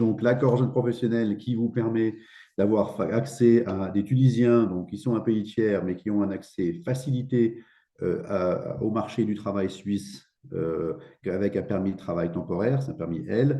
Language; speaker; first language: French; native; French